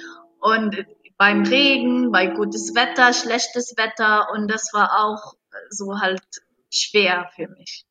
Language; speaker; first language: German; non-native, fluent; Arabic